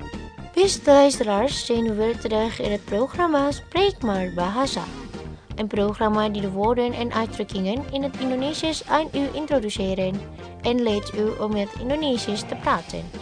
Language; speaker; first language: Dutch; non-native, learner; Indonesian